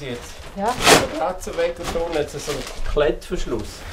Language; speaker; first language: German; native; German